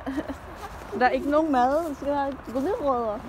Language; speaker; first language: Danish; non-native, learner; Cebuano